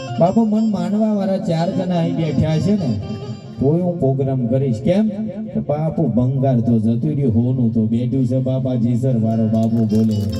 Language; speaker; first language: Gujarati; native; Gujarati